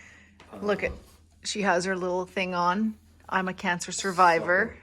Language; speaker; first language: English; native; English